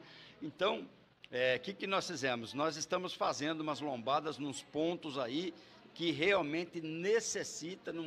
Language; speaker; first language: Portuguese; native; Portuguese